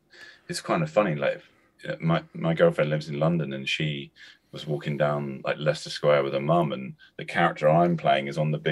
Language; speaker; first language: English; native; English